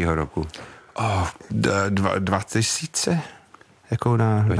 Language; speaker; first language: Czech; non-native, fluent; English